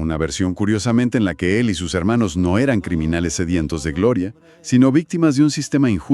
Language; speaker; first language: Spanish; native; Spanish